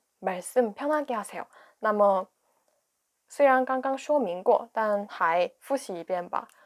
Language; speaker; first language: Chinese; non-native, fluent; Korean